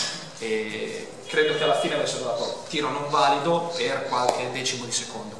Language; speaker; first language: Italian; native; Italian